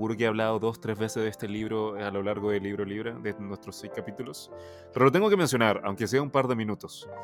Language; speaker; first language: Spanish; early bilingual, other home language; Chinese